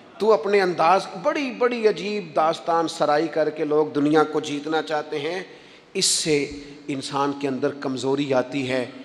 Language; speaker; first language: Urdu; non-native, local second language; Punjabi